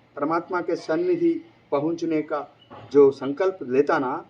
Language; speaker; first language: Hindi; non-native, local second language; Telugu